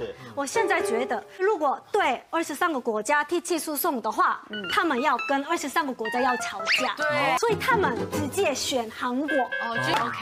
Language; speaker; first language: Chinese; non-native, fluent; Korean